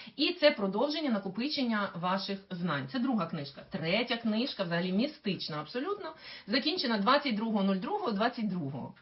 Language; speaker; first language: Ukrainian; non-native, local second language; Russian